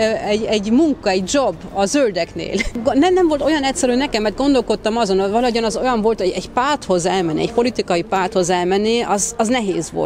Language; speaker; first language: Hungarian; early bilingual, heritage; Hungarian